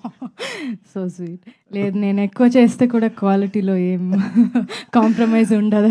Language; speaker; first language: Telugu; non-native, fluent; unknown